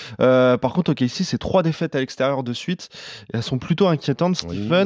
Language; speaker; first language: French; native; French